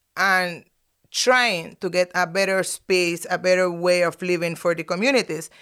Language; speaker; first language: English; non-native, fluent; Spanish